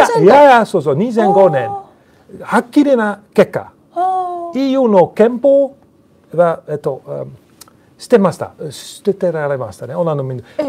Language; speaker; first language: Japanese; non-native, learner; Dutch